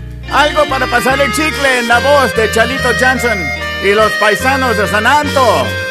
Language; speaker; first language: Spanish; early bilingual, heritage; Spanish